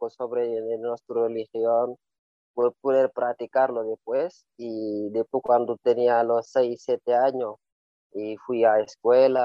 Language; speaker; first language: Spanish; non-native, learner; Wolof